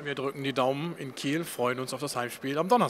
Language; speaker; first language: German; native; German